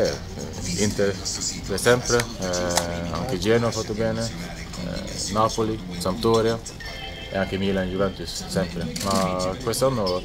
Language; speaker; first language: Italian; non-native, learner; Norwegian